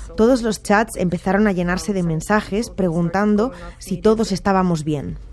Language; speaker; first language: Spanish; non-native, fluent; Ukrainian